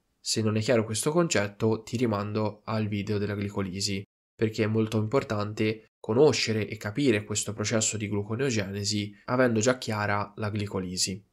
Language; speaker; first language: Italian; native; Italian